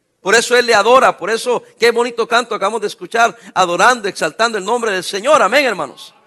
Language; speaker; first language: Spanish; native; Spanish